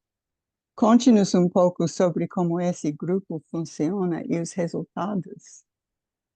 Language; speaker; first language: Portuguese; non-native, fluent; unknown